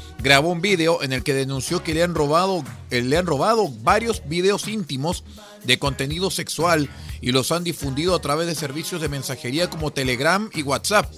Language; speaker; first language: Spanish; native; Spanish